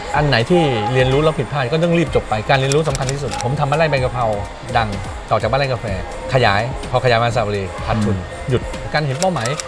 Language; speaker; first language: Thai; native; Thai